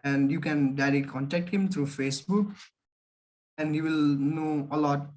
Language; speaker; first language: English; non-native, local second language; Nepali